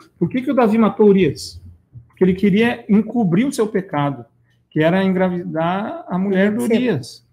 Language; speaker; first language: Portuguese; native; Portuguese